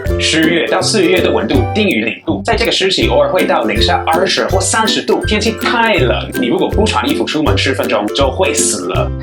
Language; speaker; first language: Chinese; non-native, fluent; English